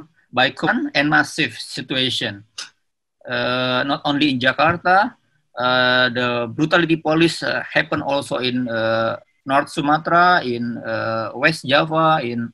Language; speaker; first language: English; non-native, learner; Indonesian